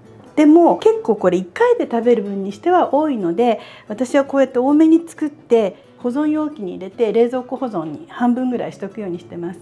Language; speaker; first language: Japanese; native; Japanese